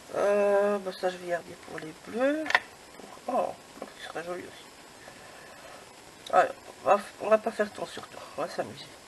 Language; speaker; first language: French; native; French